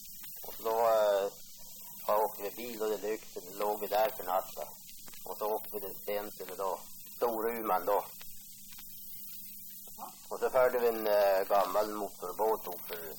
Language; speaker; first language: Swedish; native; Swedish